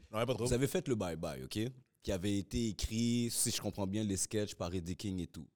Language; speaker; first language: French; native; French